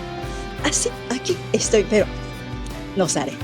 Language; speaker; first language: Spanish; non-native, learner; Japanese